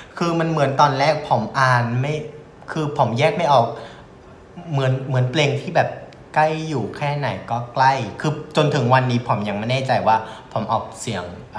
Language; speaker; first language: Thai; non-native, fluent; Vietnamese